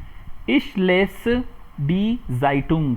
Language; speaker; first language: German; non-native, fluent; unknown